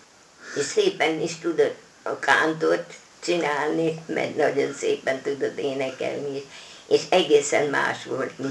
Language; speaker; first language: Hungarian; non-native, local second language; German